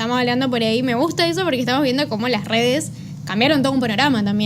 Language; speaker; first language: Spanish; native; Spanish